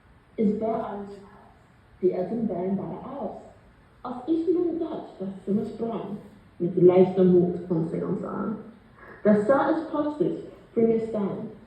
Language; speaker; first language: German; non-native, learner; English